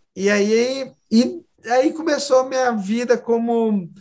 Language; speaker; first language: Portuguese; native; Portuguese